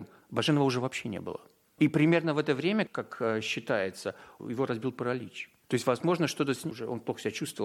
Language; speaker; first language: Russian; native; Russian